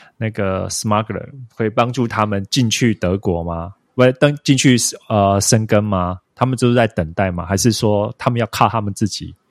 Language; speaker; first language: Chinese; native; Chinese